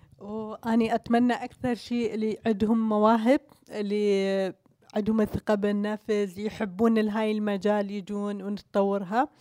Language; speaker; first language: Arabic; non-native, local second language; Kurdish